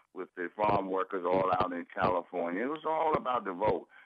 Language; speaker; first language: English; native; English